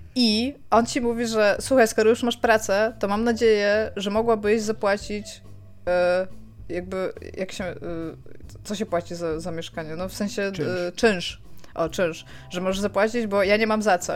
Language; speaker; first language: Polish; native; Polish